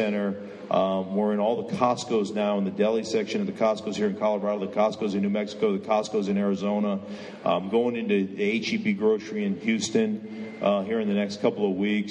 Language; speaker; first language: English; native; English